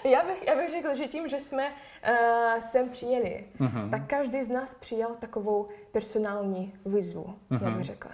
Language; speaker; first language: Czech; non-native, fluent; Russian